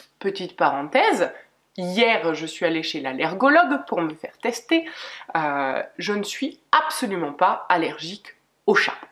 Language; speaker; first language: French; native; French